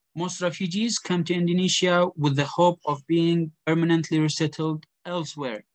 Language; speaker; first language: English; non-native, fluent; Arabic